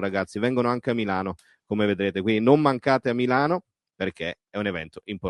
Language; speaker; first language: Italian; native; Italian